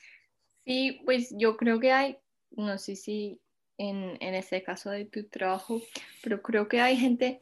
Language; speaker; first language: Spanish; early bilingual, heritage; Spanish